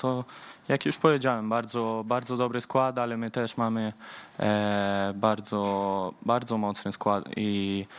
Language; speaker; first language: Polish; early bilingual, heritage; Polish